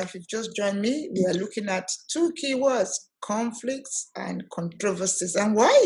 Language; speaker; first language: English; non-native, local second language; Yoruba